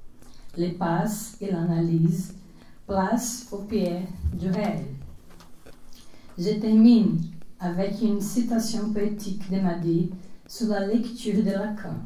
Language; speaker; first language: French; non-native, fluent; Portuguese